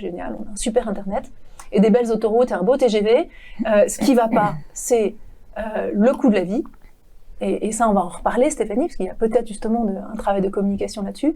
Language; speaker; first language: French; native; French